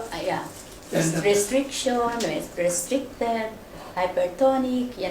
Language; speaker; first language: Filipino; native; Filipino